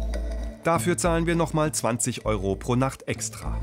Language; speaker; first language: German; native; German